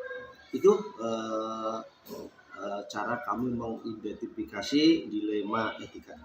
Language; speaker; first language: Indonesian; native; Indonesian